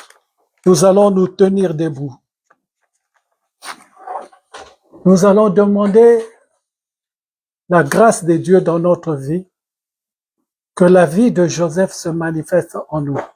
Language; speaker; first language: French; non-native, local second language; Lingala